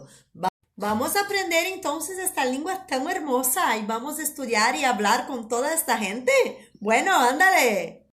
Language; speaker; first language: Spanish; non-native, fluent; Portuguese